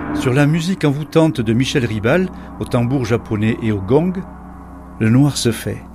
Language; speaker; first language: French; native; French